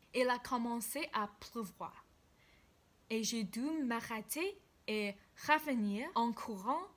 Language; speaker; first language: French; non-native, learner; English